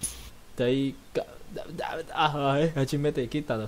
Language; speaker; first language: Japanese; non-native, learner; Indonesian